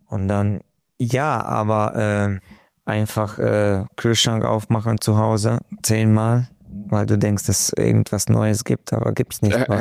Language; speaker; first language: German; non-native, local second language; Hungarian